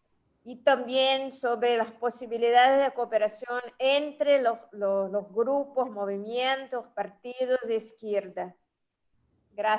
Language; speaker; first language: Spanish; non-native, fluent; Portuguese